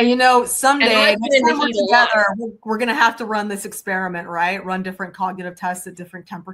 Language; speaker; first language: English; native; English